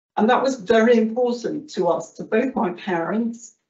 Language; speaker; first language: English; native; English